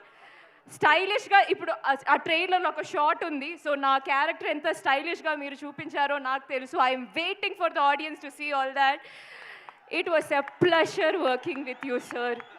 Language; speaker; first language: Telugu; non-native, fluent; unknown